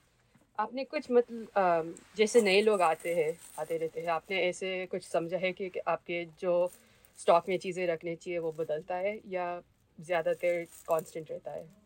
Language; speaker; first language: Hindi; early bilingual, heritage; Hindi